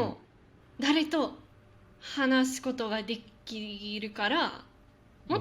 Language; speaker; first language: Japanese; non-native, fluent; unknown